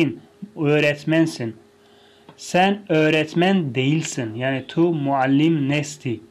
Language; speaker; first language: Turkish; non-native, fluent; Tajik